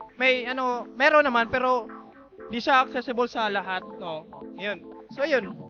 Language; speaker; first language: Filipino; non-native, local second language; Cebuano